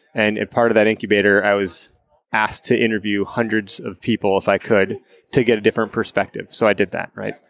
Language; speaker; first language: English; native; English